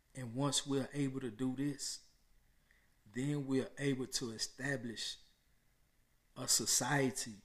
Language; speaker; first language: English; native; English